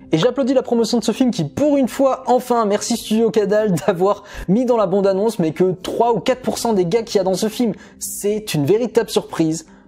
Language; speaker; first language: French; native; French